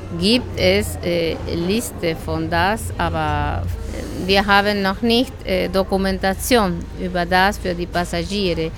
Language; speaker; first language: German; non-native, learner; Spanish